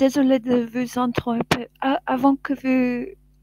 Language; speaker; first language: French; non-native, learner; English